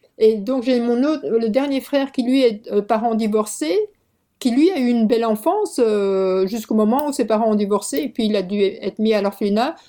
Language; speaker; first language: French; early bilingual, other home language; Korean